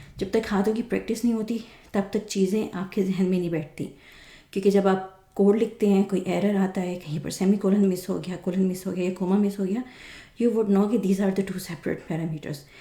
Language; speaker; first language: Urdu; native; Urdu